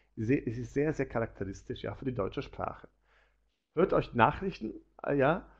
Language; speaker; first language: German; non-native, fluent; Polish